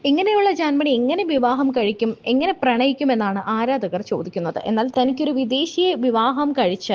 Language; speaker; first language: Malayalam; native; Malayalam